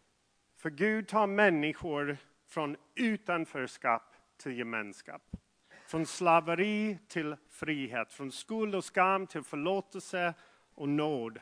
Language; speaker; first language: Swedish; non-native, fluent; English